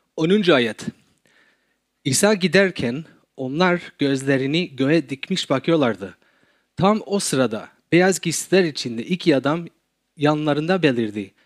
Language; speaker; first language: Turkish; non-native, fluent; English